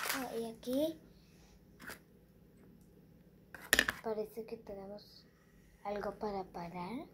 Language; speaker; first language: Spanish; early bilingual, heritage; Spanish